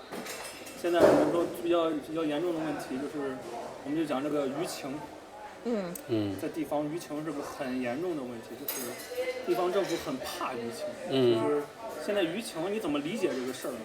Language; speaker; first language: Chinese; native; Chinese